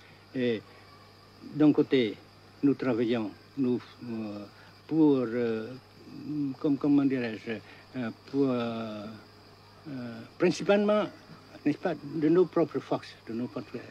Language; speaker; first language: French; non-native, fluent; Vietnamese